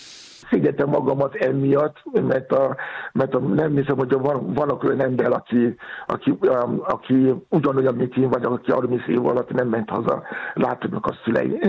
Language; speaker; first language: Hungarian; non-native, learner; Yoruba